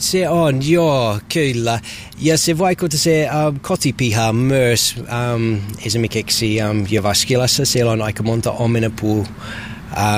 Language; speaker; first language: Finnish; non-native, learner; English